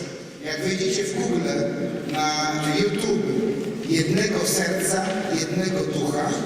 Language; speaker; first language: Polish; non-native, fluent; Russian